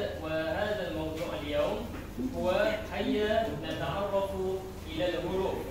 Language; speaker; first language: Arabic; non-native, learner; Malay